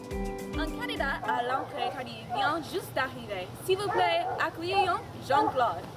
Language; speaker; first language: French; non-native, learner; English